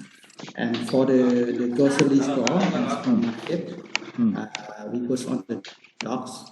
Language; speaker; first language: English; non-native, learner; Lao